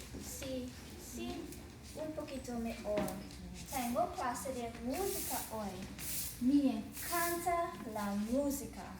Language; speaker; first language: Spanish; non-native, learner; English